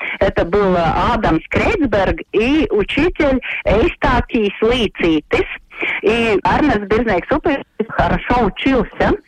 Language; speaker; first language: Russian; non-native, local second language; Latvian